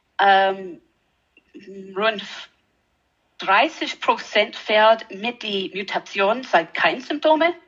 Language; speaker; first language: German; non-native, learner; English